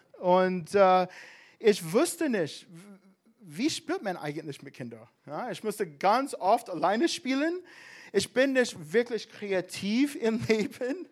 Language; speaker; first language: German; non-native, fluent; English